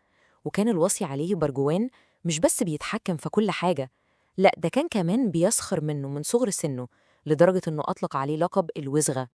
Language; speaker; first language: Arabic; native; Arabic